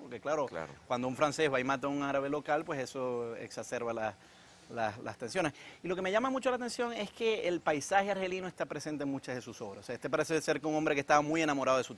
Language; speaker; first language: Spanish; native; Spanish